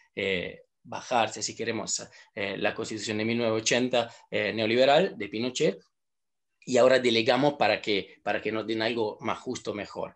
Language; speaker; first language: Spanish; non-native, fluent; Italian